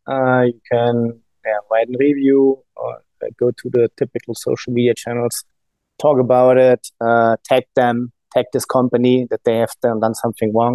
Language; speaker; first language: English; non-native, fluent; German